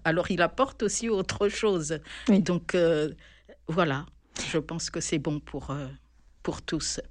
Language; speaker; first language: French; non-native, local second language; Malagasy